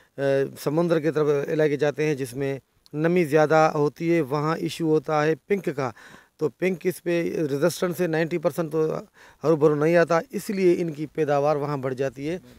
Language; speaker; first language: Urdu; non-native, local second language; Sindhi